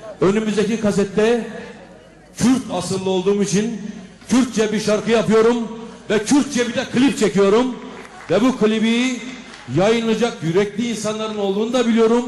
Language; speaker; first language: Turkish; non-native, local second language; Kurdish